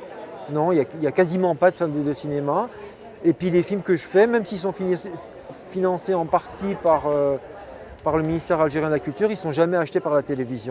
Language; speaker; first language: French; non-native, local second language; Arabic